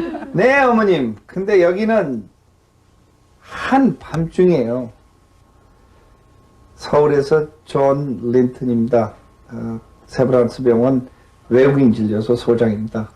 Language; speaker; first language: Korean; non-native, local second language; English